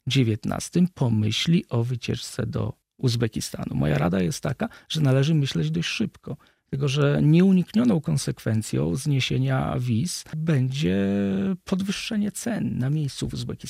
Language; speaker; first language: Polish; native; Polish